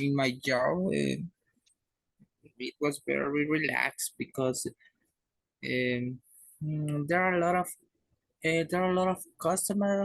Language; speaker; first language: English; non-native, learner; Spanish